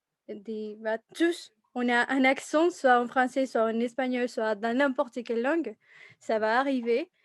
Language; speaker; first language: French; non-native, fluent; Spanish